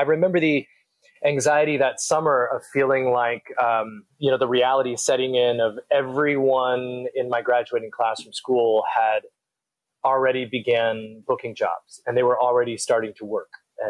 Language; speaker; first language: English; native; English